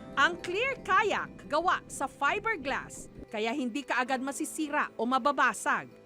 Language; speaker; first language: Filipino; native; Filipino